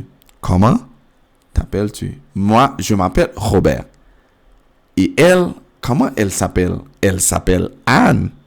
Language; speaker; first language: French; non-native, fluent; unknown